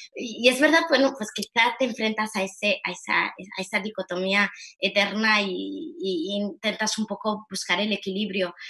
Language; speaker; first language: Spanish; early bilingual, heritage; Arabic